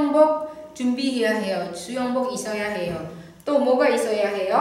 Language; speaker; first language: Korean; non-native, fluent; Indonesian